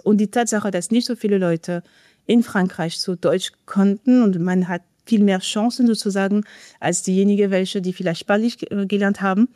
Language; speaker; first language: German; non-native, fluent; French